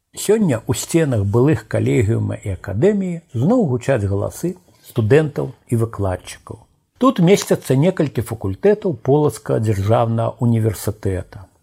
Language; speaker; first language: Belarusian; native; Belarusian